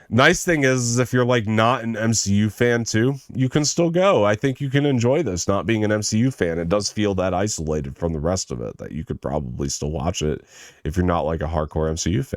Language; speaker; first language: English; native; English